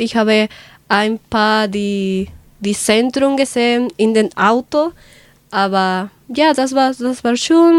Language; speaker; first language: German; non-native, learner; Spanish